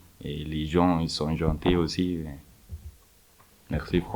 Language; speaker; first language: French; non-native, learner; Arabic